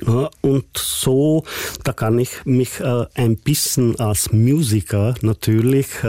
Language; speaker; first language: German; non-native, fluent; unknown